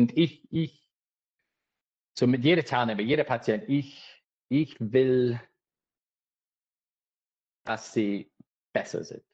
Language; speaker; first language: German; non-native, learner; English